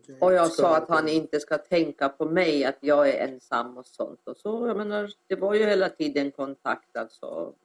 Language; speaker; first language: Swedish; non-native, fluent; Persian